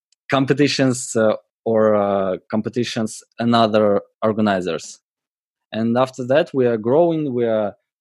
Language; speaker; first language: English; non-native, learner; Russian